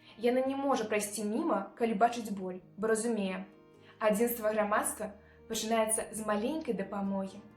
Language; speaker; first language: Belarusian; non-native, local second language; Russian